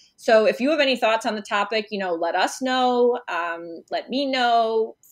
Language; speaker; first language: English; native; English